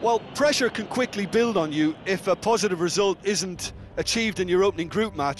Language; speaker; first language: English; native; English